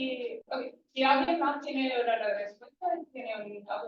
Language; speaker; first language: Spanish; non-native, fluent; English